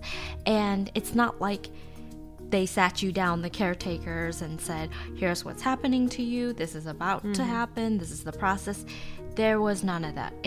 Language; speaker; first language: English; early bilingual, other home language; Chinese